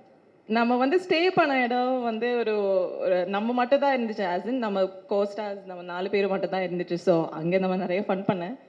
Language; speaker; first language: Tamil; non-native, learner; Malayalam